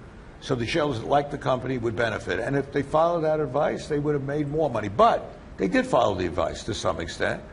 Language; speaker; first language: English; native; English